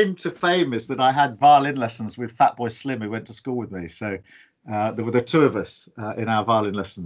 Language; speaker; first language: English; native; English